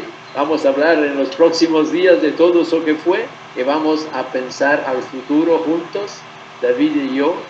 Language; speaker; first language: Spanish; non-native, fluent; Italian